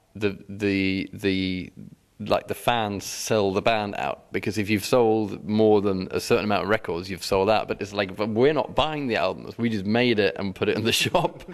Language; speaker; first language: English; non-native, fluent; Swedish